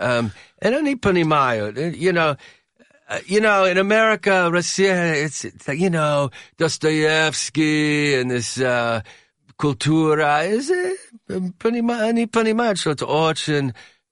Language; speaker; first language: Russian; non-native, learner; English